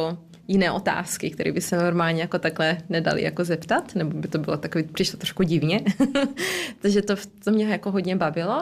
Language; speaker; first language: Czech; early bilingual, heritage; Czech